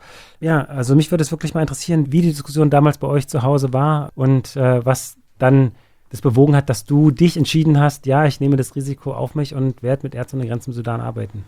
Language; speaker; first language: German; native; German